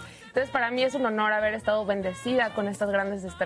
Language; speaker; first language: Spanish; native; Spanish